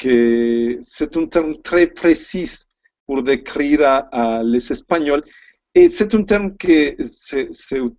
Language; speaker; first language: French; non-native, learner; Spanish